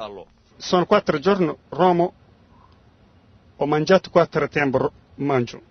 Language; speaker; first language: Italian; non-native, learner; Somali